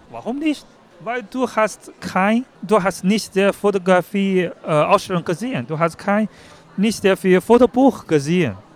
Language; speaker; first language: German; non-native, learner; Chinese